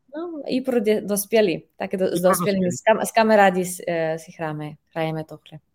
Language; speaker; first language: Czech; non-native, fluent; Slovenian